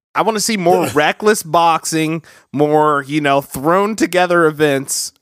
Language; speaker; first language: English; early bilingual, other home language; Yoruba